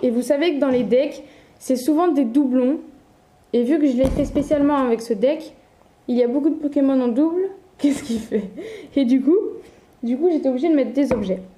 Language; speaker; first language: French; native; French